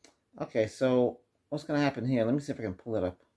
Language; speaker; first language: English; native; English